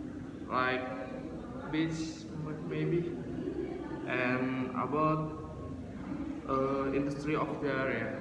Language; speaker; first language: English; non-native, learner; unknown